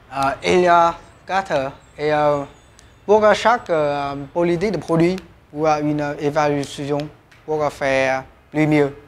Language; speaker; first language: French; non-native, learner; Vietnamese